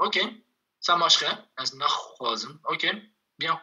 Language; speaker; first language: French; non-native, fluent; Kurdish